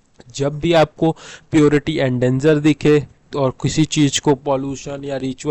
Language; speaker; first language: Hindi; native; Hindi